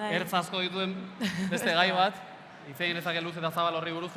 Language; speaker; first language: Basque; native; Basque